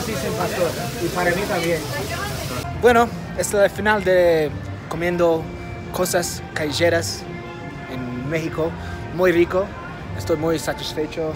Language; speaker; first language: Spanish; non-native, fluent; English